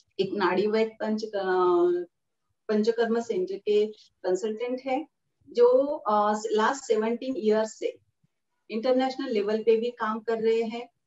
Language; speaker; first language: Hindi; non-native, local second language; Marathi